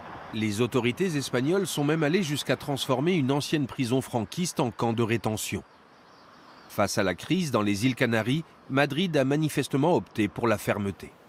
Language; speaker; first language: French; native; French